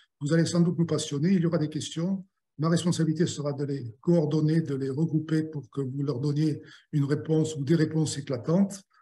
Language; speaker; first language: French; native; French